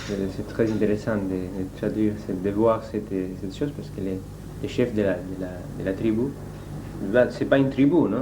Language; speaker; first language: French; non-native, learner; Spanish